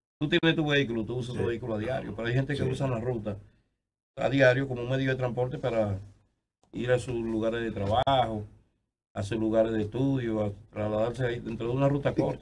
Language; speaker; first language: Spanish; native; Spanish